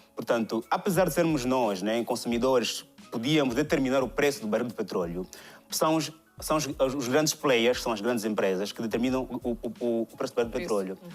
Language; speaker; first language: Portuguese; native; Portuguese